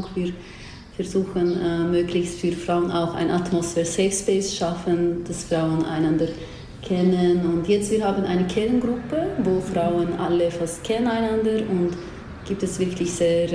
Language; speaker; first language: German; non-native, learner; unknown